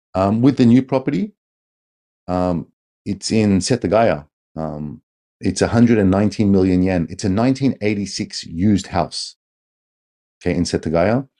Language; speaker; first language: English; native; English